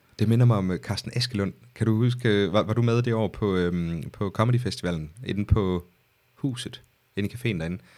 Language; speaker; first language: Danish; native; Danish